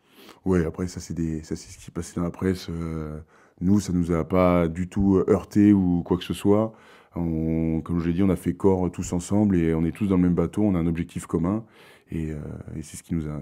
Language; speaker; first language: French; native; French